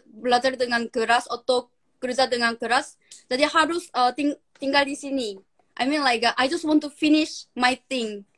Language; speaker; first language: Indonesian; non-native, learner; Korean